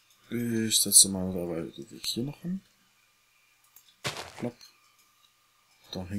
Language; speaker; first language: German; native; German